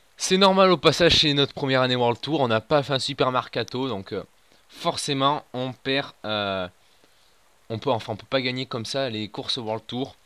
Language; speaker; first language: French; native; French